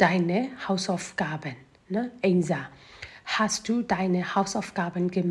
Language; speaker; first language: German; non-native, fluent; Burmese